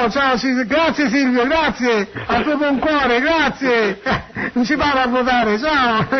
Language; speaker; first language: Italian; native; Italian